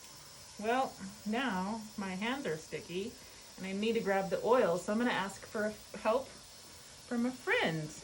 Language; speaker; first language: English; native; English